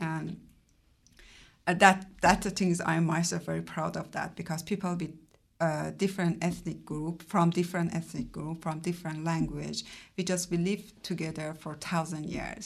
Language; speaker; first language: English; non-native, fluent; Persian